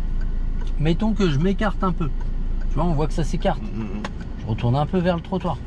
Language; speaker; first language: French; native; French